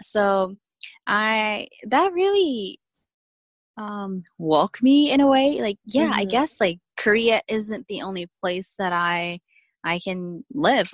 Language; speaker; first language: English; non-native, fluent; Korean